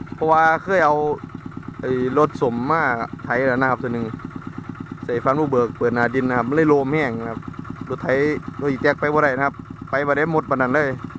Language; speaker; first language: Thai; native; Thai